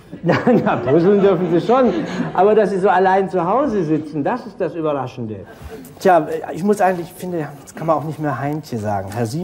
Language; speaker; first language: German; native; German